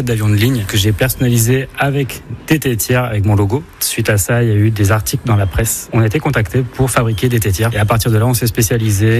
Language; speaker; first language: French; native; French